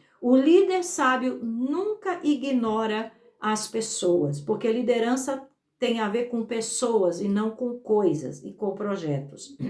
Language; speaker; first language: Portuguese; native; Portuguese